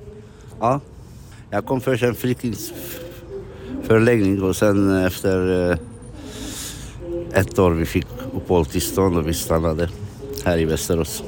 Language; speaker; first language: Swedish; non-native, fluent; Kurdish